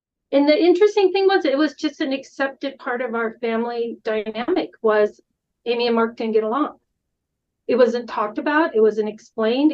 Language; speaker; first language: English; native; English